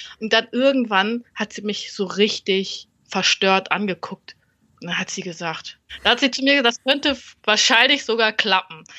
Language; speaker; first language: German; early bilingual, other home language; Vietnamese